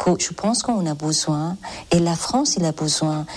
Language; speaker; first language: French; non-native, learner; Persian